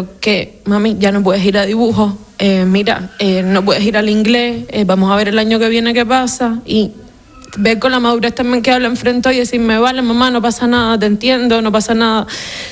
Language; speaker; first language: Spanish; native; Spanish